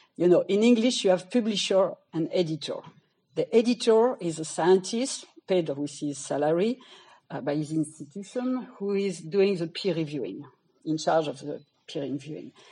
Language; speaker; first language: English; non-native, fluent; French